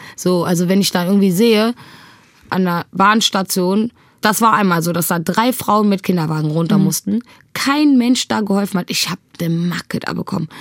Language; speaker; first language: German; early bilingual, other home language; Tigrinya